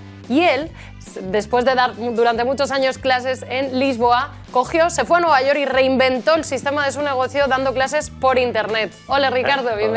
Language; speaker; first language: Spanish; native; Spanish